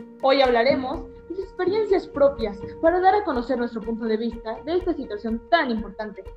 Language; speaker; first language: Spanish; native; Spanish